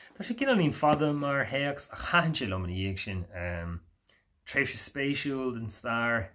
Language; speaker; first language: Irish; native; Irish